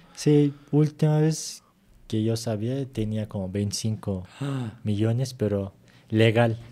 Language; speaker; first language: Spanish; non-native, fluent; Turkish